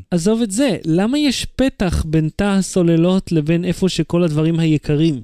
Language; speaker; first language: Hebrew; native; Hebrew